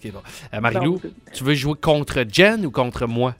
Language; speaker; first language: French; native; French